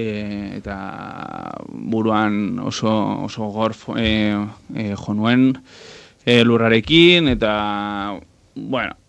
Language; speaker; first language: Basque; non-native, local second language; Spanish